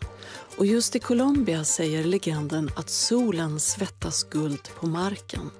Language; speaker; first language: Swedish; native; Swedish